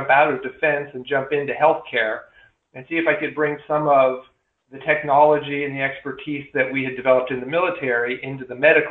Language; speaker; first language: English; native; English